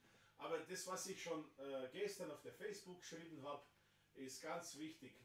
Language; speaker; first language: German; non-native, fluent; Slovenian